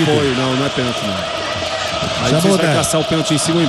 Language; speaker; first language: Portuguese; native; Portuguese